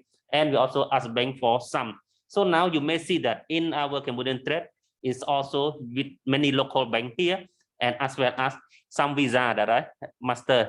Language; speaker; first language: English; non-native, learner; Khmer